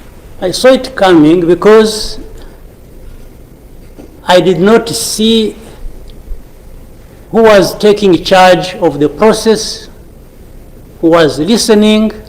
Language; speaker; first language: English; non-native, local second language; Kinyarwanda